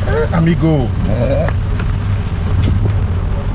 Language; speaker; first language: Portuguese; non-native, learner; French